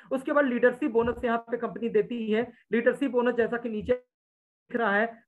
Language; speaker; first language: Hindi; native; Hindi